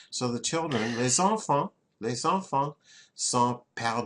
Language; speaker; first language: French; non-native, fluent; English